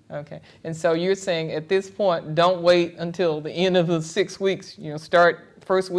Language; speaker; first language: English; native; English